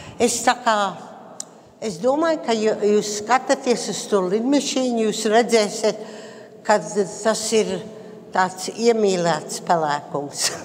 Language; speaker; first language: Latvian; early bilingual, heritage; Latvian